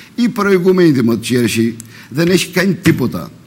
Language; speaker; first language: Greek; native; Greek